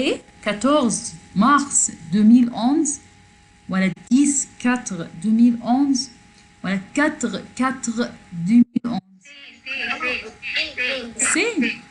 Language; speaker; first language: French; non-native, learner; Arabic